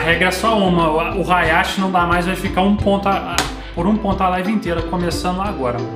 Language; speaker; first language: Portuguese; native; Portuguese